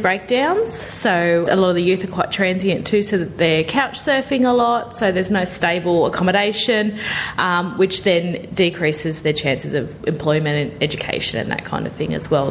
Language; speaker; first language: English; native; English